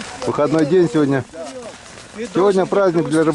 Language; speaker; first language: Russian; native; Russian